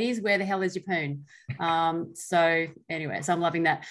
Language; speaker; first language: English; native; English